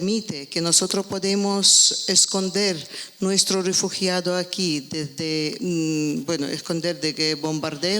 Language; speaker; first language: Spanish; non-native, learner; Ukrainian